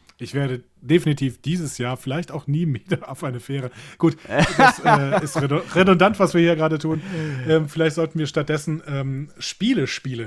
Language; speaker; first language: German; native; German